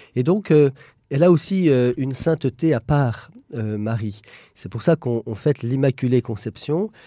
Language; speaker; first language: French; native; French